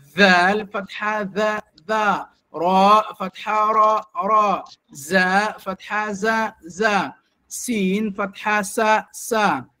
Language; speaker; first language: Swahili; native; Swahili